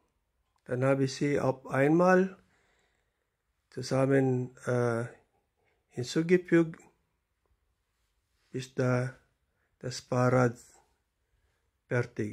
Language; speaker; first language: German; non-native, learner; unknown